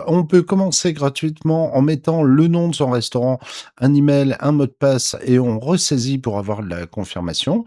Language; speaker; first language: French; native; French